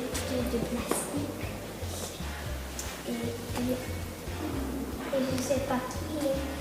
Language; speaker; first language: French; non-native, learner; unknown